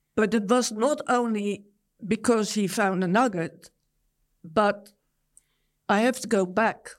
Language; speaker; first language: English; non-native, fluent; Dutch